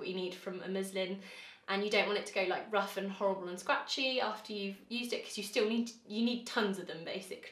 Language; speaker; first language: English; native; English